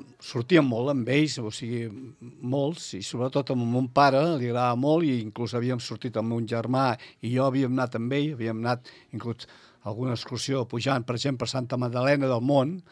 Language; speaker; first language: Catalan; native; Catalan